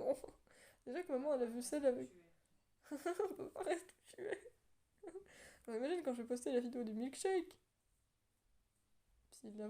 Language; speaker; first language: French; native; French